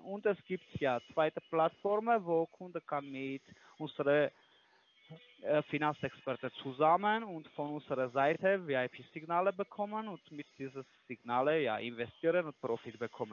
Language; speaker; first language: German; non-native, learner; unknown